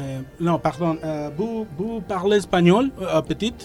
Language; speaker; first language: French; non-native, learner; Spanish